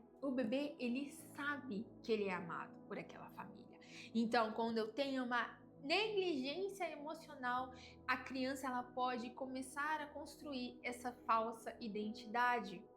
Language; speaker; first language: Portuguese; native; Portuguese